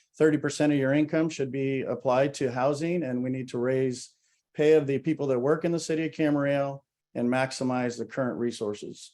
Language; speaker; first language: English; native; English